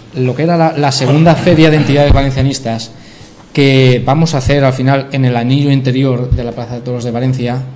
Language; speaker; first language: Spanish; native; Spanish